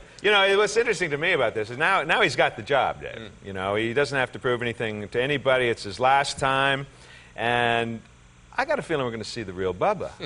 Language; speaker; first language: English; native; English